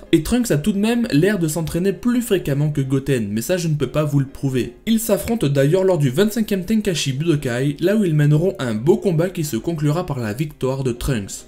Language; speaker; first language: French; native; French